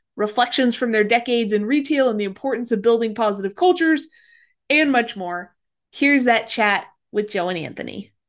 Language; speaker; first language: English; native; English